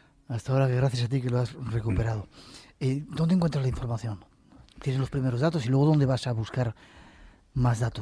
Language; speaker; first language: Spanish; native; Spanish